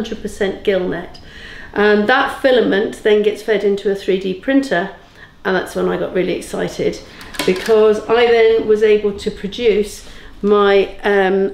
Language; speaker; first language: English; native; English